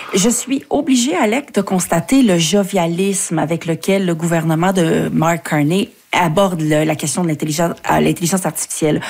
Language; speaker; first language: French; native; French